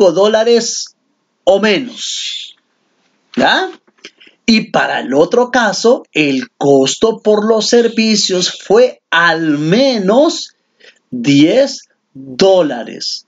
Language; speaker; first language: Spanish; native; Spanish